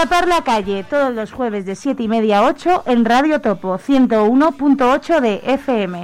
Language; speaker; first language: Spanish; native; Spanish